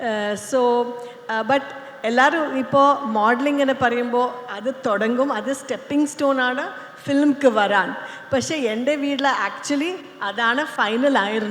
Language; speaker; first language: Malayalam; non-native, fluent; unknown